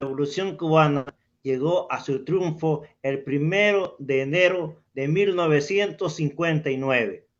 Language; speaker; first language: Spanish; native; Spanish